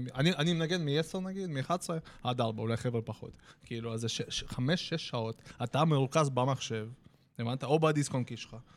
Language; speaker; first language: Hebrew; native; Hebrew